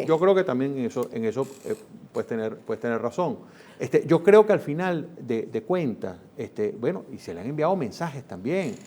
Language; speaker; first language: Spanish; native; Spanish